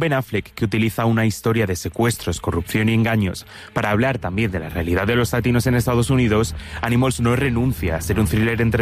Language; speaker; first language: Spanish; native; Spanish